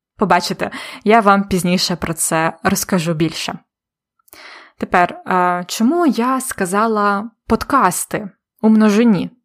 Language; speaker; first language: Ukrainian; native; Ukrainian